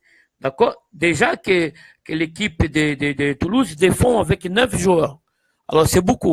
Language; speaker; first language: French; non-native, fluent; Portuguese